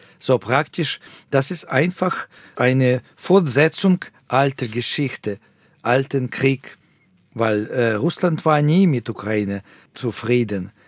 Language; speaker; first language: German; non-native, fluent; Russian